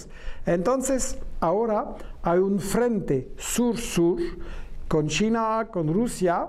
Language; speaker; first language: Spanish; non-native, fluent; French